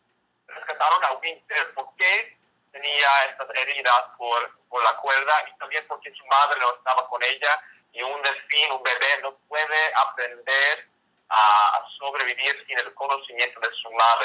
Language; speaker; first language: Spanish; non-native, fluent; English